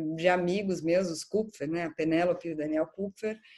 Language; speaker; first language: Portuguese; native; Portuguese